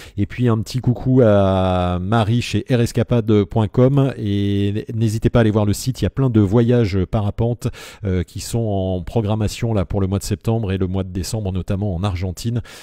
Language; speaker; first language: French; native; French